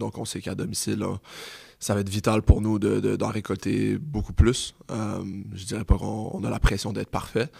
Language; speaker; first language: French; native; French